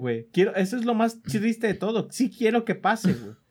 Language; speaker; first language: Spanish; native; Spanish